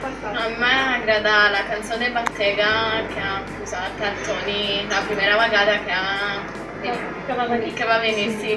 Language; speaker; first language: Catalan; non-native, learner; Italian